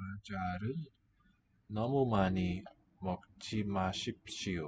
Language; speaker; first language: Korean; non-native, learner; English